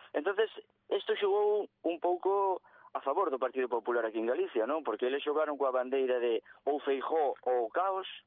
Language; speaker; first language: Galician; native; Galician